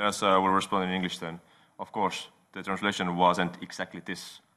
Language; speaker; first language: English; non-native, fluent; Estonian